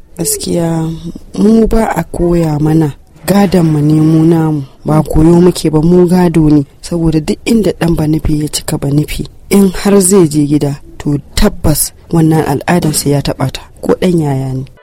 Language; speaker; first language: Hausa; non-native, local second language; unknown